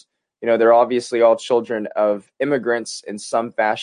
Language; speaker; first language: English; native; English